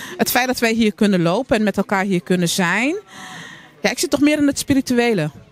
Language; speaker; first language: Dutch; native; Dutch